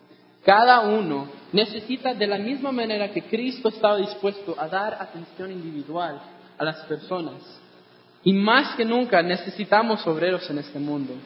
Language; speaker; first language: Spanish; non-native, fluent; English